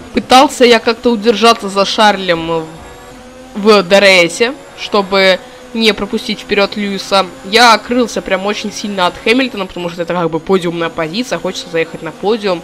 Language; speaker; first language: Russian; native; Russian